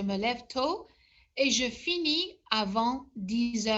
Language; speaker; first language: French; non-native, fluent; English